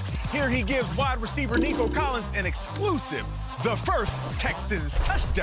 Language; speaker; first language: English; native; English